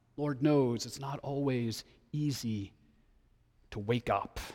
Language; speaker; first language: English; native; English